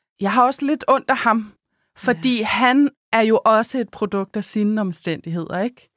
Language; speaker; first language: Danish; native; Danish